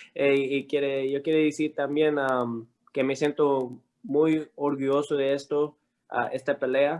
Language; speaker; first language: Spanish; early bilingual, heritage; Spanish